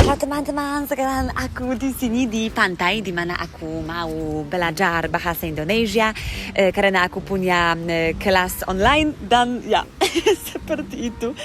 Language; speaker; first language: Indonesian; non-native, fluent; Polish